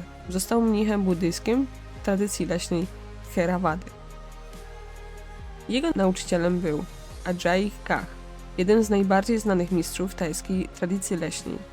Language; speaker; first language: Polish; native; Polish